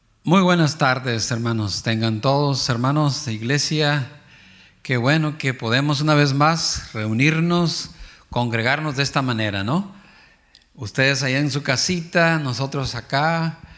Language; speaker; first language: Spanish; native; Spanish